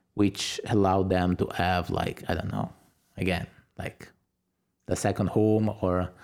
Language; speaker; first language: English; non-native, fluent; Italian